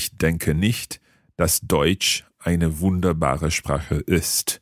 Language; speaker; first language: German; non-native, learner; English